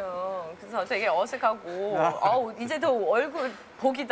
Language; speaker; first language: Korean; non-native, fluent; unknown